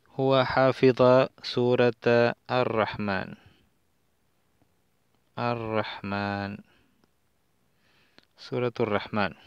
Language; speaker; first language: Arabic; non-native, fluent; Spanish